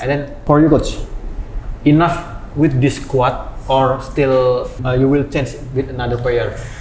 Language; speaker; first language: English; non-native, learner; Indonesian